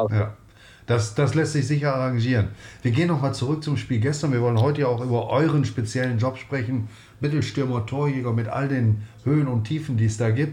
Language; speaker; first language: German; native; German